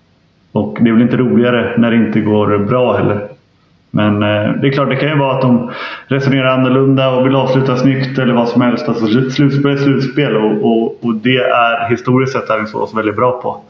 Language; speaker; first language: Swedish; native; Swedish